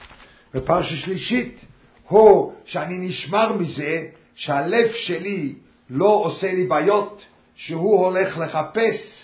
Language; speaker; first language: Hebrew; non-native, fluent; English